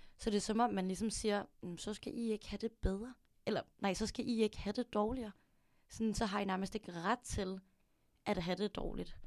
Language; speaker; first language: Danish; early bilingual, other home language; Filipino